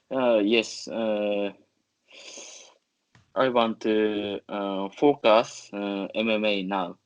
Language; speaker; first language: English; non-native, learner; Japanese